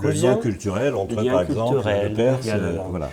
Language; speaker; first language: French; native; French